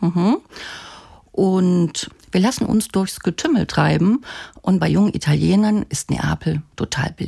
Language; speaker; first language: German; native; German